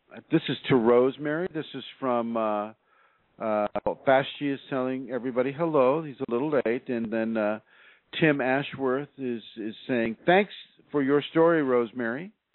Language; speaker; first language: English; native; English